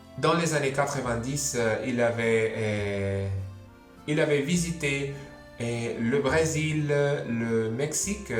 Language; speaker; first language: French; non-native, fluent; Spanish